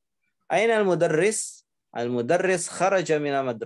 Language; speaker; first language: Arabic; non-native, fluent; Indonesian